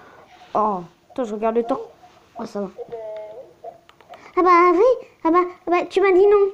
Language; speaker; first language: French; native; French